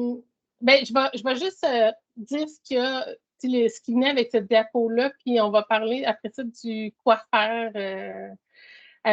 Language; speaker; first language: French; native; French